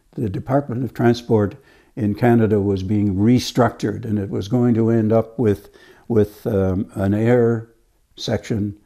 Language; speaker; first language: English; native; English